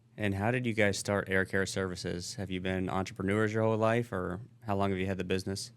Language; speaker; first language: English; native; English